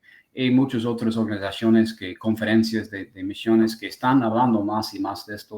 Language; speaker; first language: Spanish; non-native, fluent; English